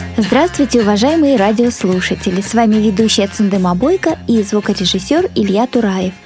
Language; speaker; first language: Russian; non-native, local second language; Buriat